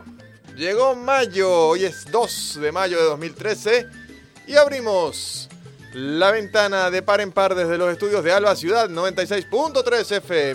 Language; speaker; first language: Spanish; native; Spanish